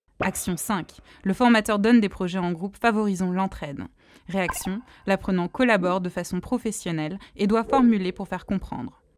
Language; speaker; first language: French; native; French